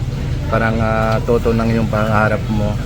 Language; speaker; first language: Filipino; non-native, local second language; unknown